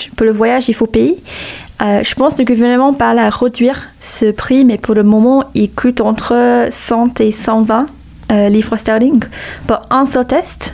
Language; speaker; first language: French; non-native, fluent; English